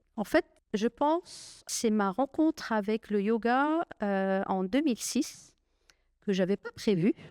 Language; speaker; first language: French; non-native, local second language; Arabic